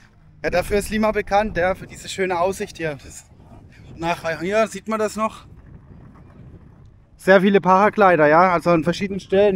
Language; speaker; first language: German; native; German